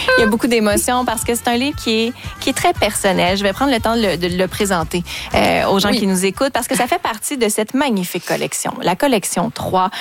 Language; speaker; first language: French; native; French